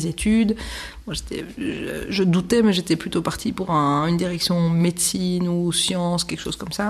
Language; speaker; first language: French; native; French